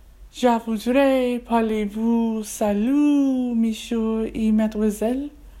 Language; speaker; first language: French; non-native, learner; English